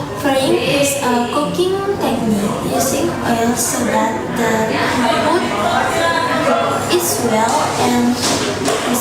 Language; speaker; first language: English; non-native, learner; Indonesian